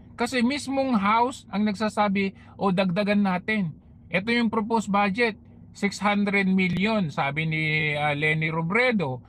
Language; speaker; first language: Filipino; native; Filipino